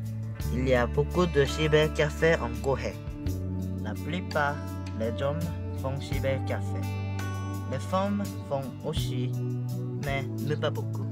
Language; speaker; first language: French; non-native, learner; Korean